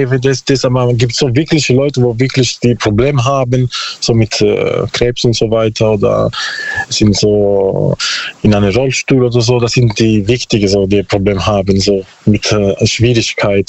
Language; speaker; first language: German; non-native, learner; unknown